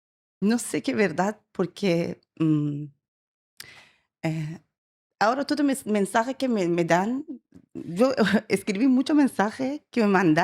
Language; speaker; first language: Spanish; non-native, learner; Persian